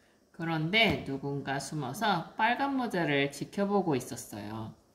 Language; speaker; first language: Korean; native; Korean